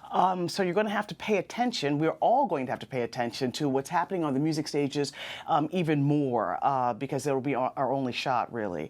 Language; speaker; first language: English; native; English